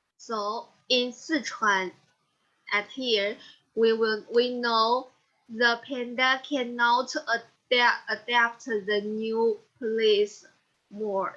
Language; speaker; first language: English; non-native, learner; Chinese